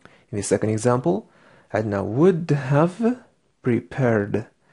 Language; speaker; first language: English; non-native, fluent; Arabic